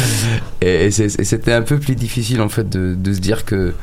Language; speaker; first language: French; non-native, fluent; Arabic